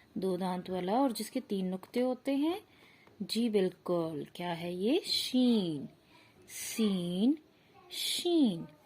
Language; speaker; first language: Urdu; native; Urdu